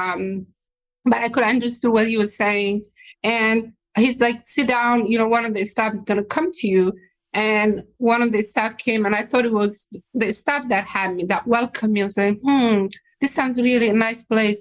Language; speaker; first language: English; non-native, fluent; Somali